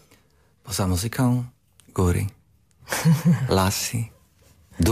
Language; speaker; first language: Polish; non-native, learner; Slovak